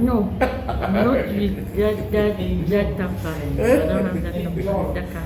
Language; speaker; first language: English; non-native, learner; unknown